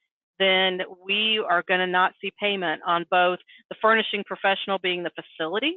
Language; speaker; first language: English; native; English